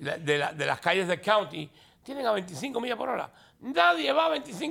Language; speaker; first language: Spanish; native; Spanish